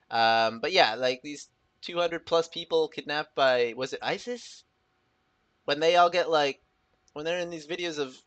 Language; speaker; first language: English; native; English